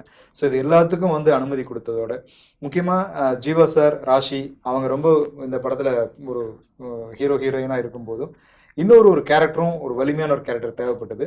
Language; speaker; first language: Tamil; native; Tamil